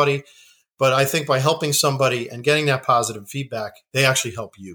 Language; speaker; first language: English; native; English